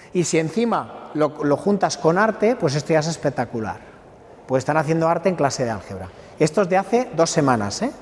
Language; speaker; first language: Spanish; non-native, local second language; Catalan